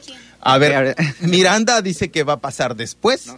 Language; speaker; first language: Spanish; native; Spanish